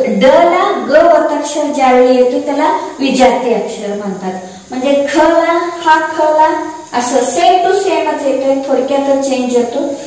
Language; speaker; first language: Marathi; non-native, local second language; Kannada